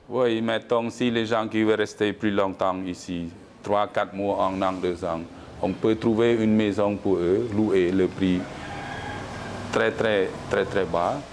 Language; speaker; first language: French; non-native, learner; Khmer